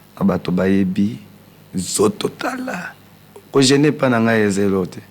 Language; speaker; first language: Lingala; non-native, local second language; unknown